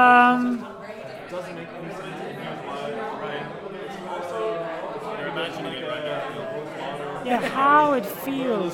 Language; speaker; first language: English; non-native, fluent; Swedish